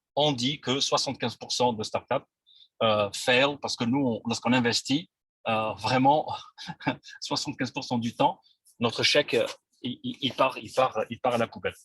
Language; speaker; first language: French; non-native, local second language; Arabic